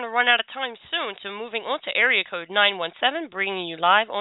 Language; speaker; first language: English; native; English